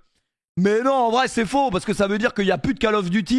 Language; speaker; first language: French; native; French